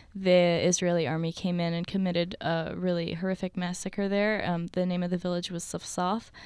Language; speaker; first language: English; native; English